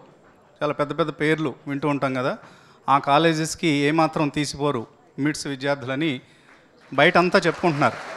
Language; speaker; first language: Telugu; native; Telugu